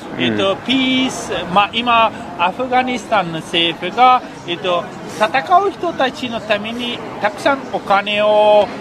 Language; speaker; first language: Japanese; non-native, fluent; Persian